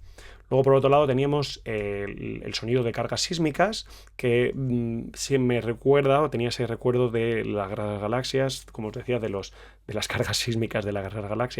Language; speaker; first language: Spanish; native; Spanish